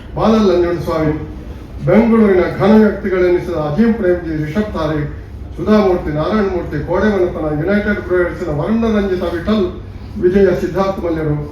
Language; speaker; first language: Kannada; non-native, local second language; Tulu